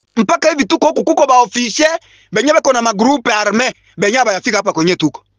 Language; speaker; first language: Swahili; non-native, local second language; Bembe